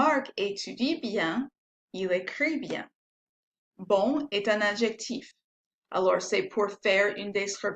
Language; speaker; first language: French; non-native, fluent; English